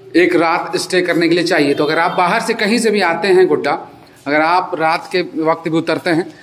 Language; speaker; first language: Hindi; native; Hindi